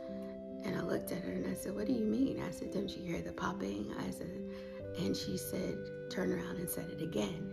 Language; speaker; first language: English; native; English